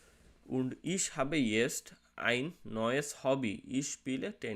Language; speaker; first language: German; non-native, learner; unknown